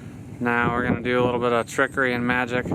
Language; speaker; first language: English; native; English